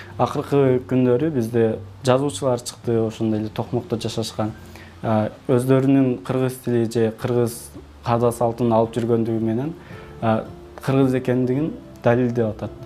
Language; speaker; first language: Kyrgyz; early bilingual, heritage; Kyrgyz